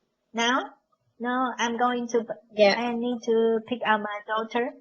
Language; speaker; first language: English; non-native, learner; Chinese